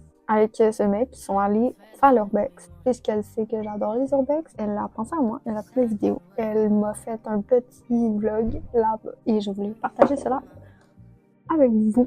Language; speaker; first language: French; native; French